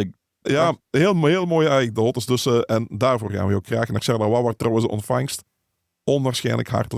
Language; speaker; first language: Dutch; native; Dutch